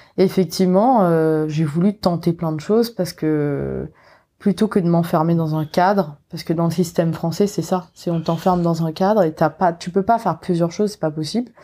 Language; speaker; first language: French; non-native, local second language; Morisyen